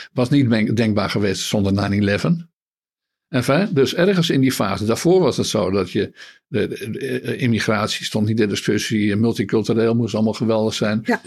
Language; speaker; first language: Dutch; native; Dutch